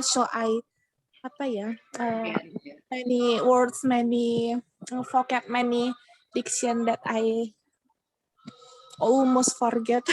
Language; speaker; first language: English; non-native, learner; Indonesian